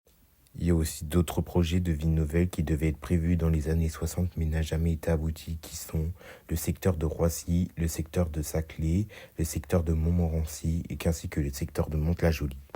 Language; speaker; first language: French; native; French